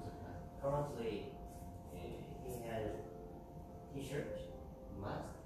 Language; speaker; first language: English; non-native, learner; Korean